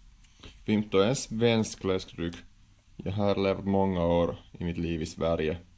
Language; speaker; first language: Swedish; non-native, fluent; Finnish